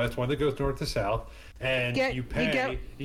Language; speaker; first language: English; native; English